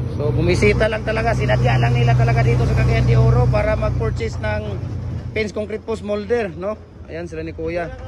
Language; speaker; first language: Filipino; non-native, local second language; Cebuano